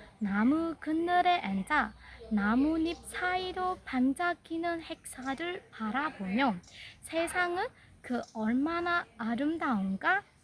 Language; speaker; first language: Korean; non-native, learner; Burmese